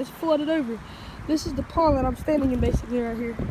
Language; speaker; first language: English; native; English